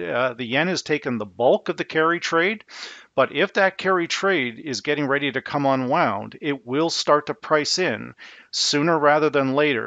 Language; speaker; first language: English; native; English